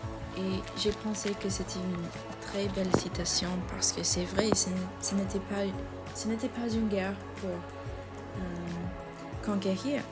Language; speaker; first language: French; non-native, learner; English